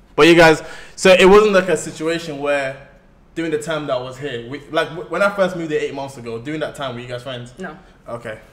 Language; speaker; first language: English; native; English